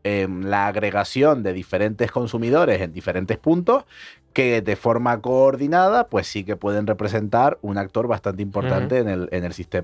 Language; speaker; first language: Spanish; native; Spanish